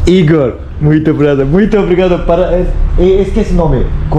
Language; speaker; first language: Portuguese; non-native, learner; Turkish